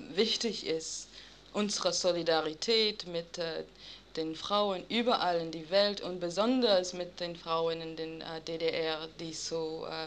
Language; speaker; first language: German; non-native, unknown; English